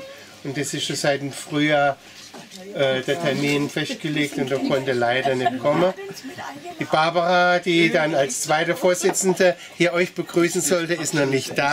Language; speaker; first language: German; native; German